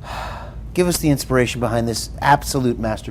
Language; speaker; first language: English; native; English